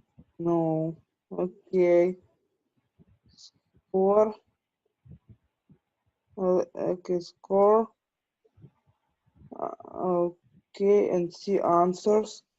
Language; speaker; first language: English; non-native, fluent; Ukrainian